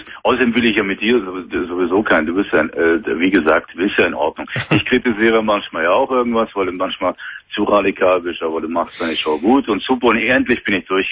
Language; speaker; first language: German; native; German